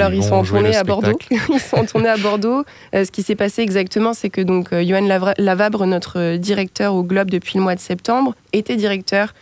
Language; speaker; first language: French; native; French